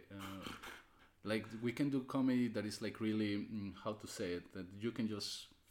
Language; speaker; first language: English; non-native, fluent; Spanish